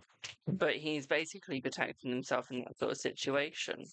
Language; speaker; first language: English; native; English